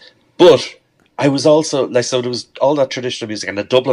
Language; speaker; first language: English; native; English